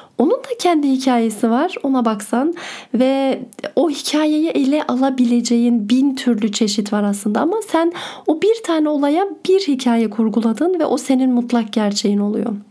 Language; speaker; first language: Turkish; early bilingual, heritage; Turkish